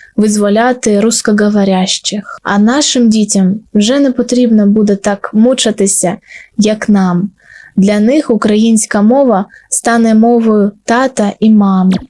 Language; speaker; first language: Ukrainian; non-native, local second language; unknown